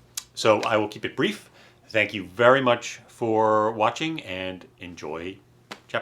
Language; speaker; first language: English; native; English